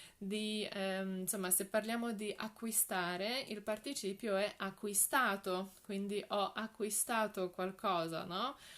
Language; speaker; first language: Italian; non-native, fluent; Polish